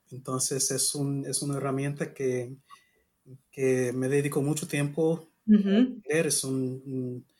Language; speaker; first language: Spanish; non-native, learner; English